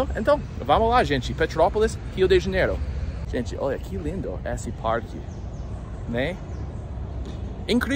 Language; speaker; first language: Portuguese; non-native, learner; English